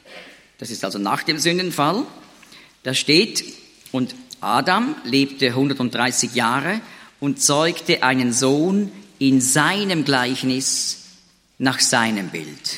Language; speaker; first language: German; native; German